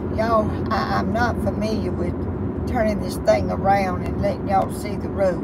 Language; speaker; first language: English; native; English